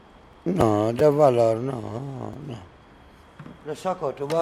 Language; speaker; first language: Spanish; non-native, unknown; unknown